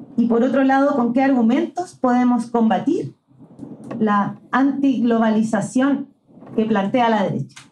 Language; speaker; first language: Spanish; native; Spanish